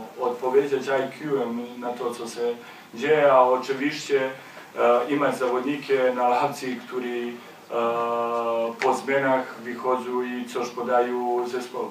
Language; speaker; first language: Polish; non-native, learner; Slovenian